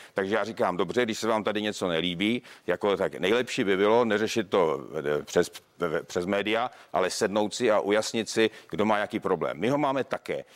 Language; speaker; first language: Czech; native; Czech